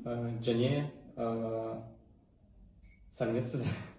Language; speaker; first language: Kazakh; non-native, local second language; Russian